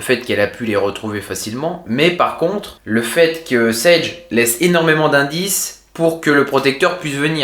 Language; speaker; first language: French; native; French